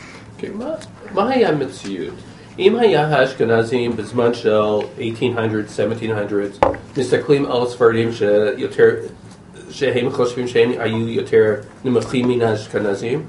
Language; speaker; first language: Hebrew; non-native, fluent; English